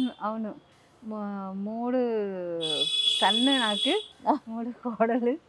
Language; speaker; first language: Telugu; non-native, local second language; Tamil